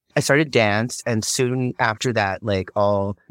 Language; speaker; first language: English; native; English